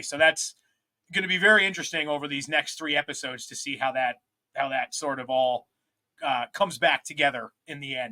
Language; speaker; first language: English; native; English